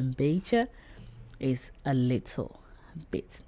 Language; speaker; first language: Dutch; non-native, fluent; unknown